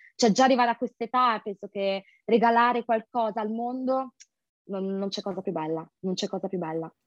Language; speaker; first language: Italian; early bilingual, other home language; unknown